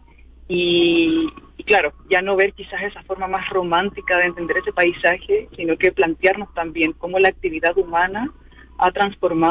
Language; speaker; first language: Spanish; native; Spanish